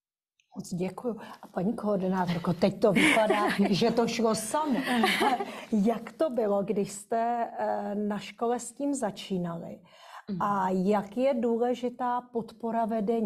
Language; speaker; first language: Czech; native; Czech